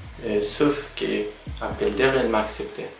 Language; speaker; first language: French; non-native, learner; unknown